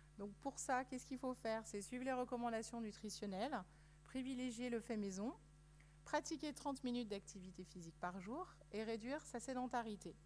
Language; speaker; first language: French; native; French